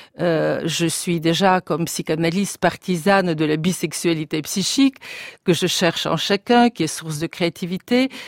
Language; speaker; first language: French; non-native, fluent; Bulgarian